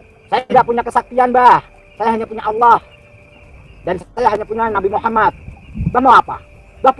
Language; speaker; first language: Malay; non-native, local second language; Javanese